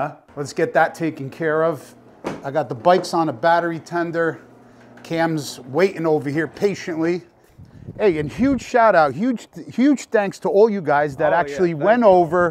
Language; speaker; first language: English; native; English